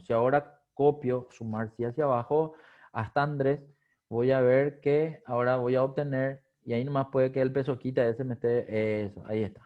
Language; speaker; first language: Spanish; native; Spanish